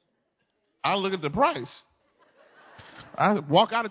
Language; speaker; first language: English; native; English